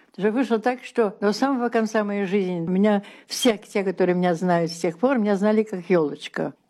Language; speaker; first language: Russian; early bilingual, heritage; Russian